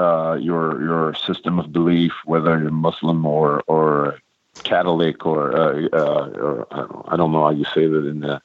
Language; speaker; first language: English; non-native, fluent; French